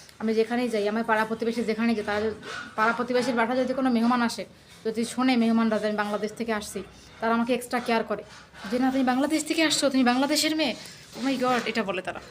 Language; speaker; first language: Bangla; native; Bangla